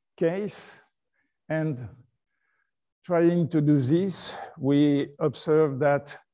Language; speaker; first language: English; non-native, fluent; French